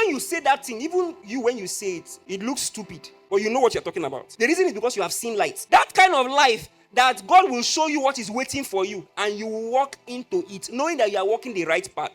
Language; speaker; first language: English; non-native, local second language; Yoruba